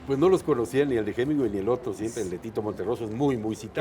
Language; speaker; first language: Spanish; native; Spanish